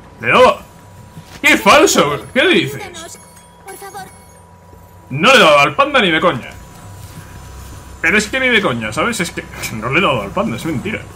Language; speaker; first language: Spanish; native; Spanish